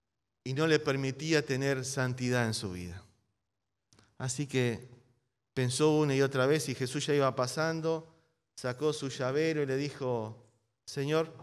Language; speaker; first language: Spanish; native; Spanish